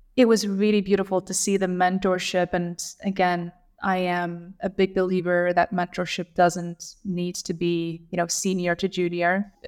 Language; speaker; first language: English; non-native, fluent; Lithuanian